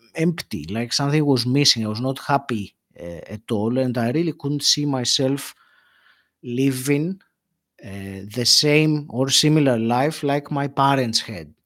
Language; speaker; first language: English; non-native, fluent; Greek